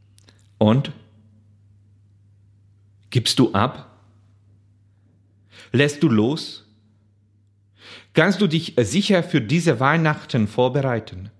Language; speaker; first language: German; non-native, fluent; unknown